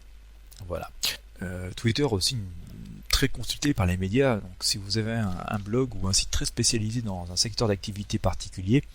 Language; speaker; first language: French; native; French